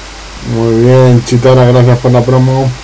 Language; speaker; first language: Spanish; native; Spanish